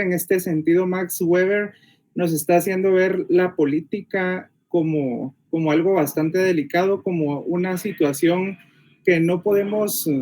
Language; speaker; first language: Spanish; native; Spanish